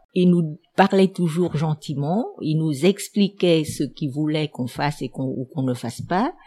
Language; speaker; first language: French; non-native, fluent; Vietnamese